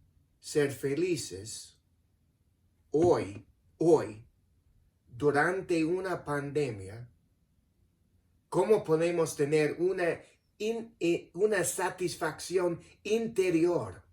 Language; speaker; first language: Spanish; non-native, fluent; English